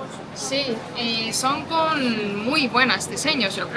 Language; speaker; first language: Spanish; non-native, fluent; Portuguese